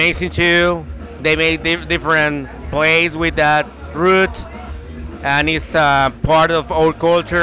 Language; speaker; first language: English; non-native, learner; Spanish